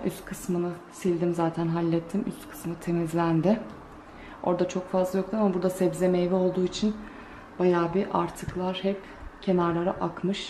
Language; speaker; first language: Turkish; native; Turkish